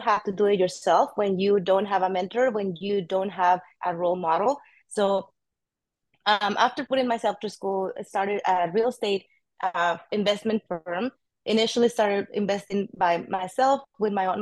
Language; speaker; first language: English; non-native, fluent; Spanish